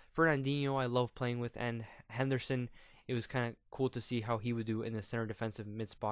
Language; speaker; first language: English; native; English